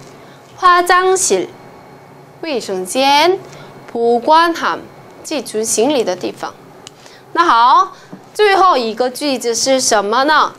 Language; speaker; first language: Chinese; non-native, fluent; Korean